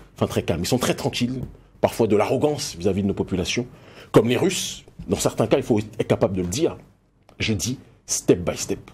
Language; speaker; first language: French; native; French